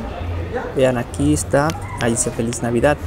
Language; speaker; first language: Spanish; native; Spanish